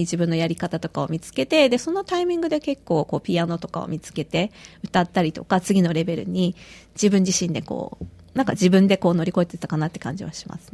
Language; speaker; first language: Japanese; native; Japanese